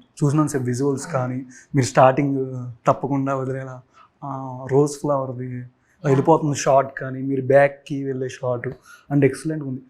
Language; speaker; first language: Telugu; native; Telugu